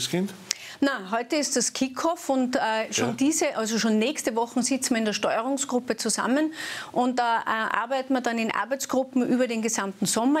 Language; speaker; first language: German; native; German